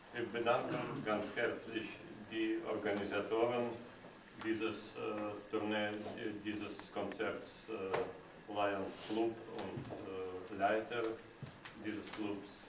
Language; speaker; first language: German; non-native, learner; Russian